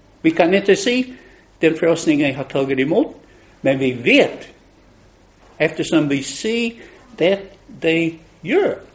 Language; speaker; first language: Swedish; non-native, fluent; English